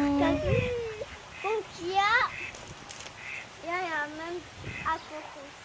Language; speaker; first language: French; native; French